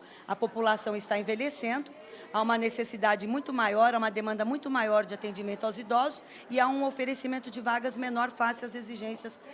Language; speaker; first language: Portuguese; native; Portuguese